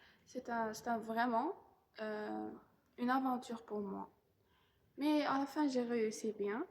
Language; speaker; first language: French; non-native, local second language; Arabic